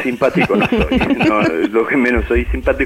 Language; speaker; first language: Spanish; native; Spanish